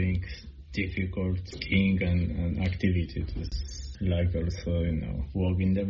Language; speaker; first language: English; non-native, learner; Polish